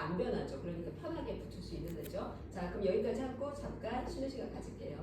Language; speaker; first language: Korean; native; Korean